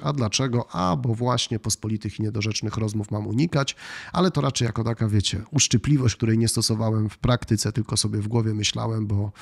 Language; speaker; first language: Polish; native; Polish